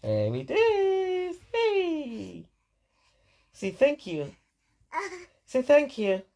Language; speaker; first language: English; non-native, local second language; Yoruba